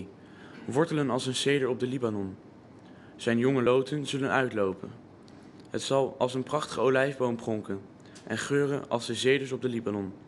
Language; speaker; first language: Dutch; native; Dutch